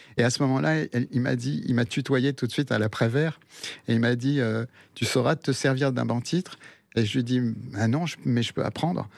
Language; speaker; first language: French; early bilingual, other home language; Spanish